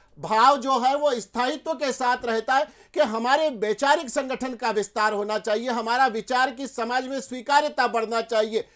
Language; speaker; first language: Hindi; native; Hindi